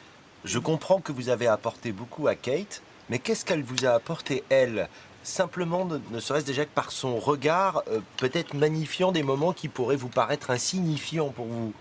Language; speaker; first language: French; native; French